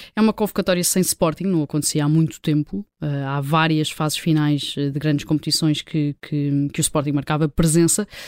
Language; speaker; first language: Portuguese; native; Portuguese